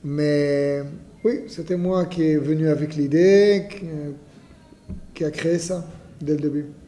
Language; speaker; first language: French; non-native, fluent; Hebrew